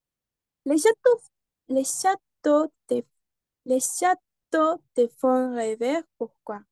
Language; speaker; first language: French; non-native, learner; Spanish